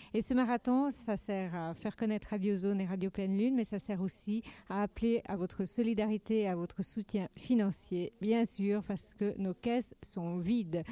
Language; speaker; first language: French; native; French